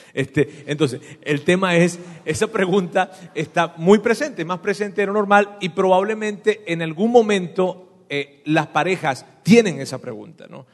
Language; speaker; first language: Spanish; native; Spanish